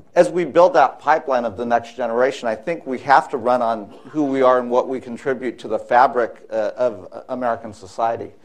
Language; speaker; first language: English; native; English